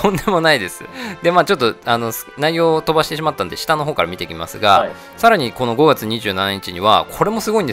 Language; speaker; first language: Japanese; native; Japanese